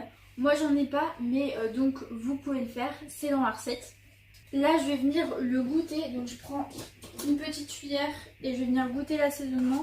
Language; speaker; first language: French; native; French